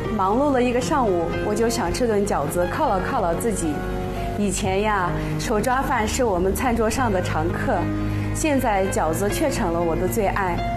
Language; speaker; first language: Chinese; non-native, local second language; Uyghur